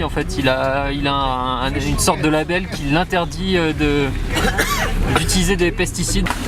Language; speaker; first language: French; native; French